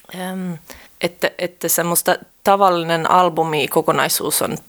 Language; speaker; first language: Finnish; early bilingual, heritage; Finnish